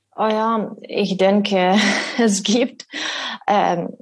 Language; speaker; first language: German; non-native, learner; Ukrainian